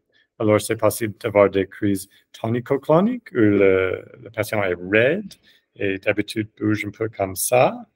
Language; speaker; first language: French; non-native, fluent; English